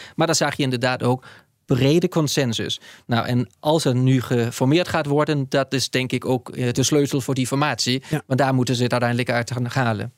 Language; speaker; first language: Dutch; non-native, fluent; Danish